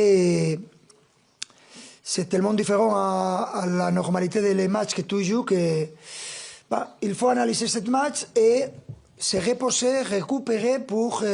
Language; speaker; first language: French; non-native, fluent; Spanish